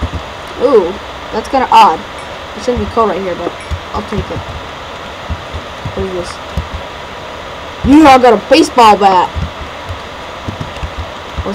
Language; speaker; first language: English; native; English